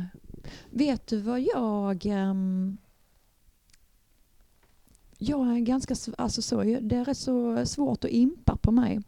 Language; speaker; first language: Swedish; native; Swedish